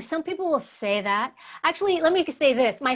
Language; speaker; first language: English; early bilingual, other home language; Greek